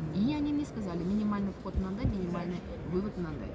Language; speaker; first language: Russian; non-native, local second language; Kazakh